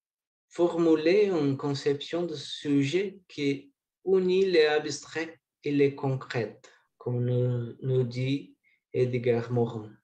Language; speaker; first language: French; non-native, learner; Portuguese